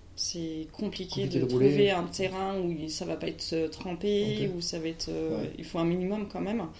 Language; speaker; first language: French; native; French